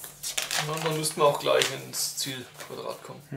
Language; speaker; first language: German; native; German